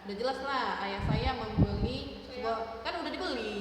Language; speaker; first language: Indonesian; native; Indonesian